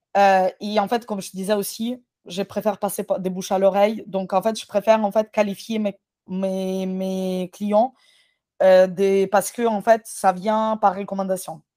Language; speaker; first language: French; non-native, fluent; Ukrainian